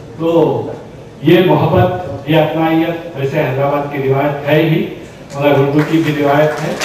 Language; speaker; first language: Urdu; native; Urdu